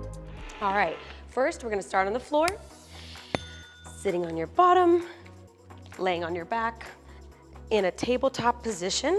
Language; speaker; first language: English; native; English